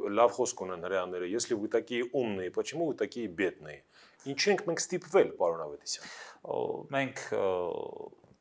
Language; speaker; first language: Armenian; native; Armenian